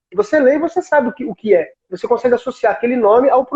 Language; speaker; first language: Portuguese; native; Portuguese